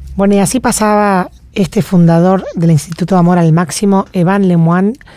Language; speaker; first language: Spanish; native; Spanish